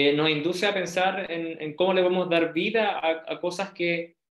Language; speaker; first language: Spanish; native; Spanish